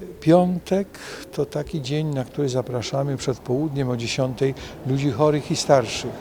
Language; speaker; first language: Polish; native; Polish